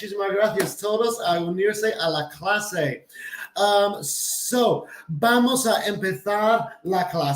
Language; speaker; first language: Spanish; non-native, fluent; English